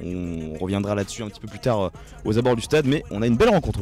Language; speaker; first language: French; native; French